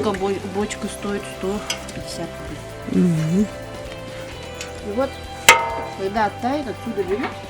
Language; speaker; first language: Russian; non-native, local second language; Yakut